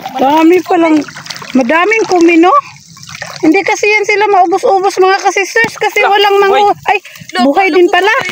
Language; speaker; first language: Filipino; non-native, local second language; Cebuano